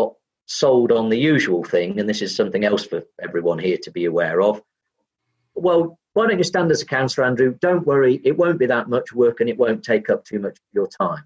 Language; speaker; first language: English; native; English